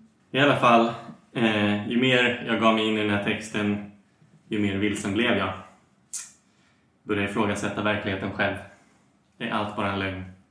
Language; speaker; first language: Swedish; native; Swedish